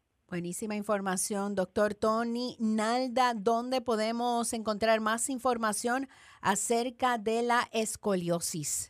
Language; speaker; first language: Spanish; native; Spanish